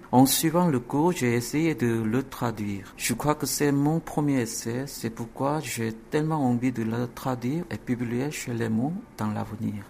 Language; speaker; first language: French; non-native, fluent; Korean